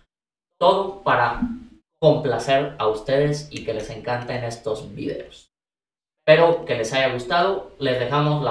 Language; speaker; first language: Spanish; native; Spanish